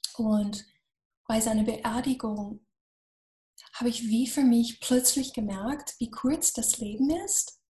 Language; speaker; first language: German; non-native, fluent; English